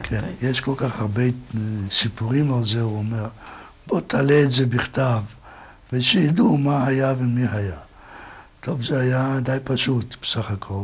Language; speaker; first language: Hebrew; non-native, fluent; Yiddish